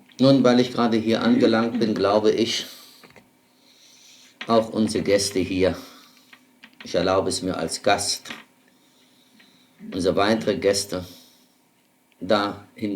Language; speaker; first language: German; native; German